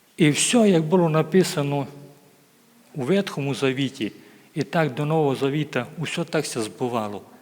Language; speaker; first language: Ukrainian; native; Ukrainian